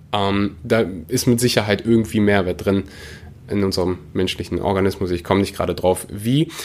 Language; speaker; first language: German; early bilingual, other home language; Russian